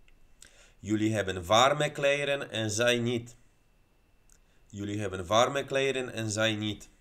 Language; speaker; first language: Dutch; non-native, learner; Polish